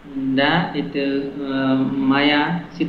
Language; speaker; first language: Russian; non-native, learner; Vietnamese